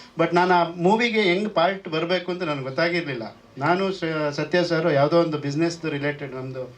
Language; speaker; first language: Kannada; non-native, local second language; Kodava